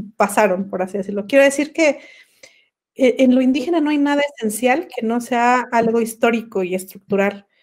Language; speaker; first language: Spanish; non-native, local second language; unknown